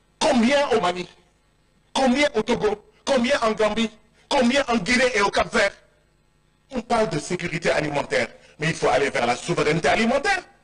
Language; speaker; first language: French; non-native, local second language; Wolof